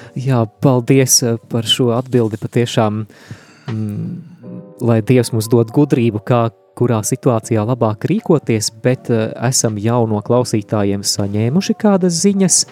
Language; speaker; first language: Latvian; native; Latvian